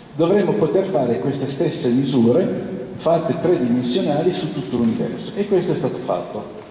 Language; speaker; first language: Italian; native; Italian